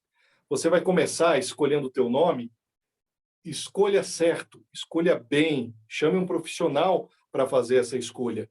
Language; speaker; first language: Portuguese; native; Portuguese